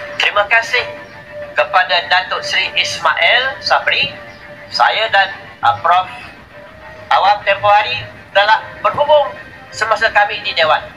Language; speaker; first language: Malay; native; Malay